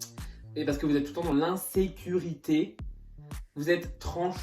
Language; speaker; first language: French; native; French